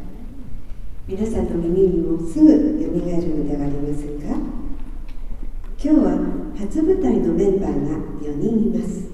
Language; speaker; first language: Japanese; native; Japanese